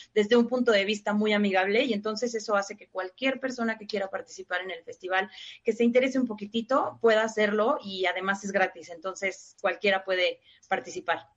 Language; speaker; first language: Spanish; native; Spanish